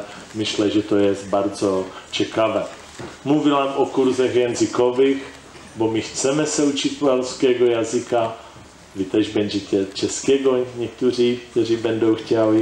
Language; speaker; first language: Polish; non-native, learner; Czech